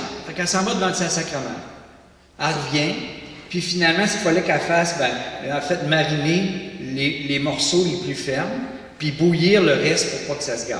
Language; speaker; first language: French; native; French